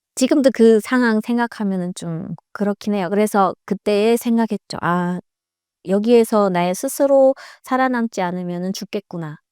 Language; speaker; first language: Korean; native; Korean